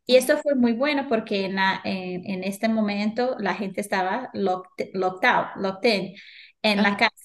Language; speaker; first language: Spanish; non-native, fluent; Portuguese